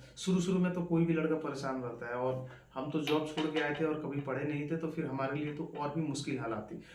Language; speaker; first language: Hindi; native; Hindi